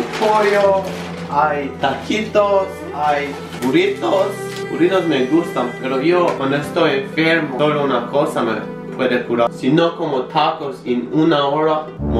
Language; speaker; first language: Spanish; non-native, learner; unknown